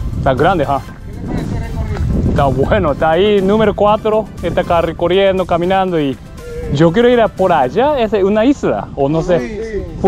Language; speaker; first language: Spanish; non-native, learner; Japanese